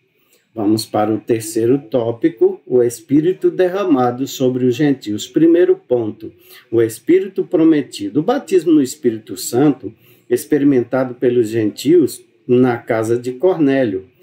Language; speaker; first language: Portuguese; native; Portuguese